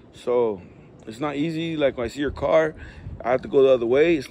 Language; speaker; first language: English; native; English